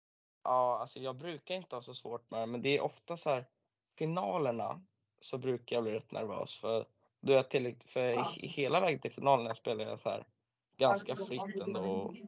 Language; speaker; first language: Swedish; native; Swedish